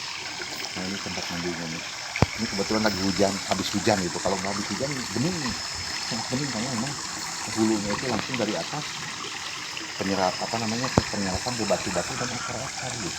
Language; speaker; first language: Indonesian; native; Indonesian